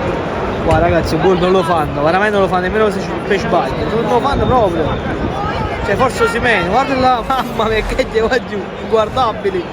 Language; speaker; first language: Italian; native; Italian